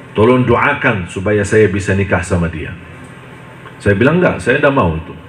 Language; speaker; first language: Indonesian; non-native, fluent; Arabic